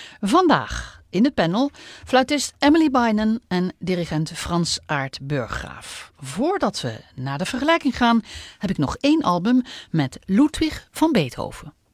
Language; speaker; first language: Dutch; native; Dutch